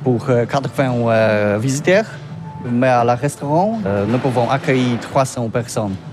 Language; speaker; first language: French; non-native, learner; Polish